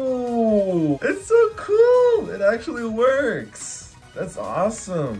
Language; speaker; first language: English; native; English